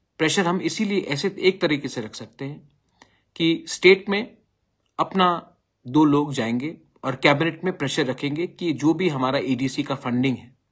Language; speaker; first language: Hindi; non-native, local second language; Bangla